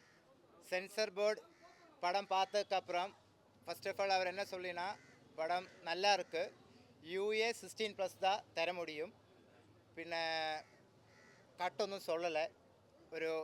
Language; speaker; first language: Tamil; non-native, learner; Malayalam